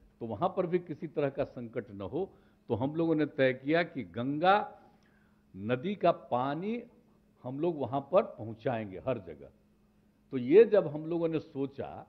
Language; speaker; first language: Hindi; native; Hindi